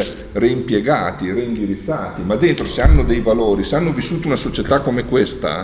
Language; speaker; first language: Italian; native; Italian